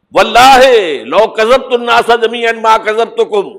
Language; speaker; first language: Urdu; native; Urdu